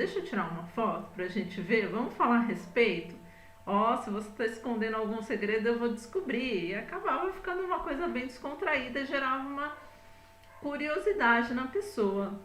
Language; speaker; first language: Portuguese; native; Portuguese